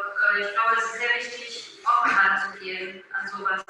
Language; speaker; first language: German; non-native, fluent; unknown